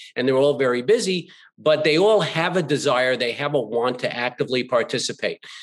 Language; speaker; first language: English; native; English